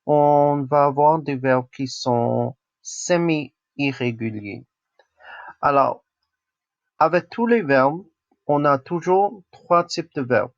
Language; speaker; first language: French; non-native, local second language; English